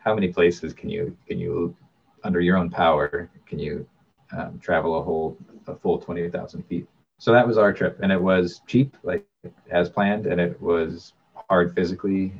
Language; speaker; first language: English; native; English